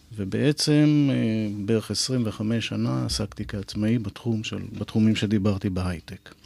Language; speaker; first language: Hebrew; native; Hebrew